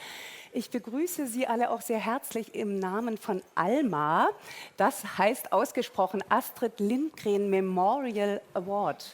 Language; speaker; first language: German; native; German